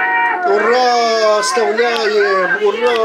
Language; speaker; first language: Russian; native; Russian